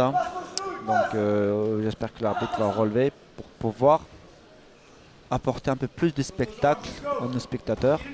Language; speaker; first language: French; native; French